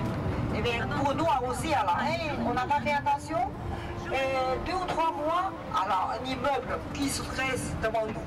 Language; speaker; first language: French; non-native, fluent; Chinese